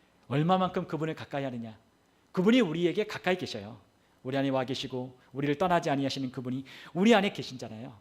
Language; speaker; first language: Korean; native; Korean